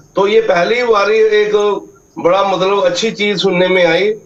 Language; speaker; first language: Hindi; native; Hindi